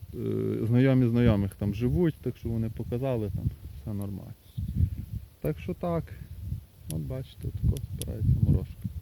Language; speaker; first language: Ukrainian; native; Ukrainian